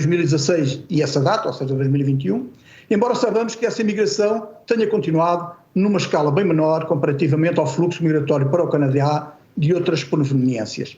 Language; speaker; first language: Portuguese; native; Portuguese